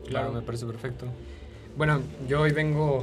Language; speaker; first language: Spanish; native; Spanish